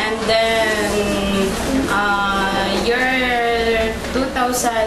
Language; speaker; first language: English; non-native, learner; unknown